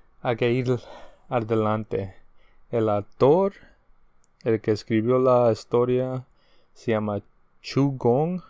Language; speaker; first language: Spanish; early bilingual, heritage; Spanish